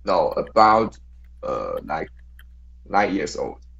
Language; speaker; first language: English; non-native, learner; Chinese